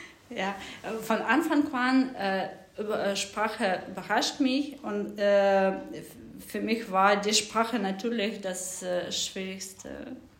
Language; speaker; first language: German; non-native, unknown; Ukrainian